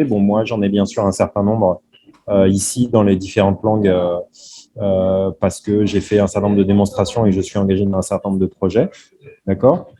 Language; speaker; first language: French; native; French